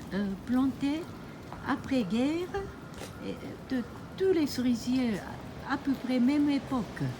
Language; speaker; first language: French; non-native, fluent; Japanese